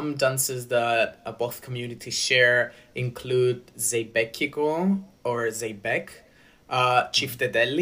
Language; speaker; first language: English; non-native, fluent; Greek